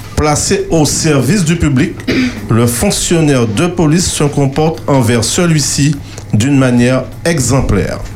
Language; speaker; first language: French; native; French